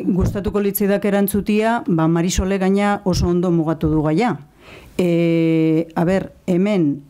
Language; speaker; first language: Basque; native; Basque